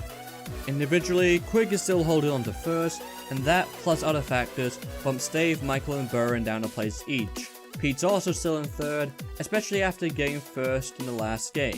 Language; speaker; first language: English; native; English